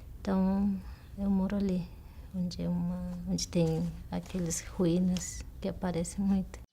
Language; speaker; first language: Portuguese; non-native, local second language; Guarani